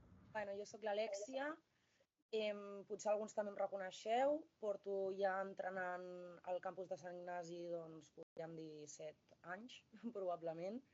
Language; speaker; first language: Catalan; native; Catalan